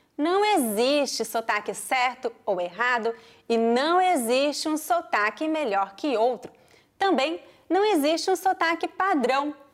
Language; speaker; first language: Portuguese; native; Portuguese